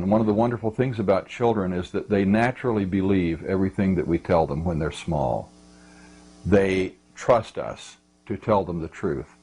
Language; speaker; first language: English; native; English